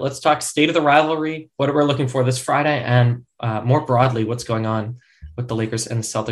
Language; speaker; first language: English; native; English